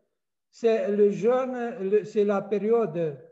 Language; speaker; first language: French; non-native, fluent; Romanian